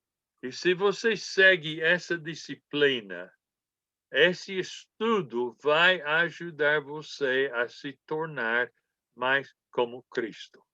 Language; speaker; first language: Portuguese; non-native, fluent; English